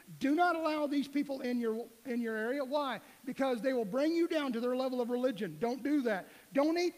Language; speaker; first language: English; native; English